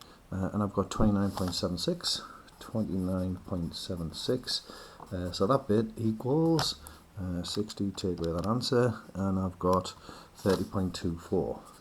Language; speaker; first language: English; native; English